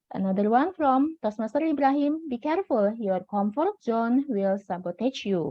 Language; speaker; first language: English; non-native, fluent; Indonesian